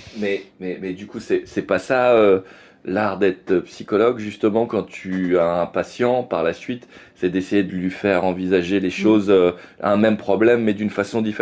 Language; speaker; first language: French; native; French